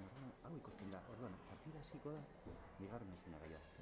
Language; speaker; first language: Basque; non-native, local second language; Spanish